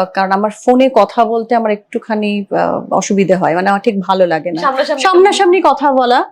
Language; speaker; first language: Bangla; native; Bangla